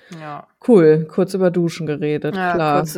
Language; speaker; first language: German; native; German